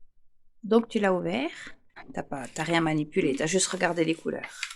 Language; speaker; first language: French; native; French